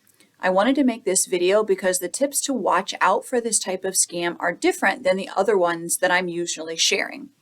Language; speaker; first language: English; native; English